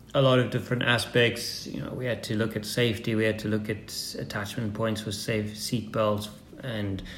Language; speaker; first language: English; native; English